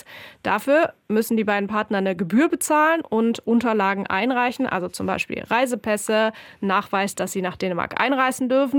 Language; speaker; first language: German; native; German